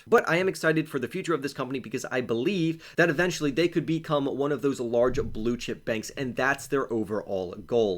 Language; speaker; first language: English; native; English